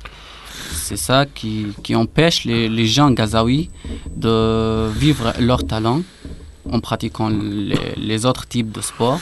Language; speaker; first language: French; non-native, fluent; Arabic